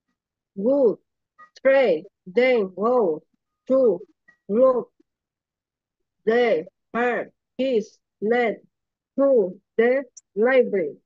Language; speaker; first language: English; non-native, learner; Spanish